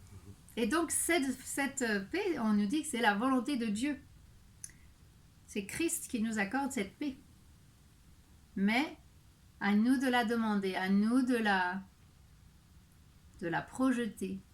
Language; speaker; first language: French; native; French